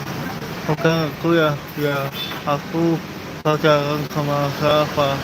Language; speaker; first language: Indonesian; non-native, local second language; Balinese